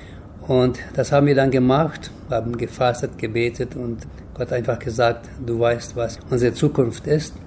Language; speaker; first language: German; early bilingual, heritage; German